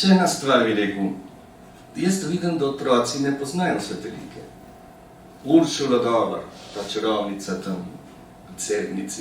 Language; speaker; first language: Slovenian; early bilingual, heritage; Slovenian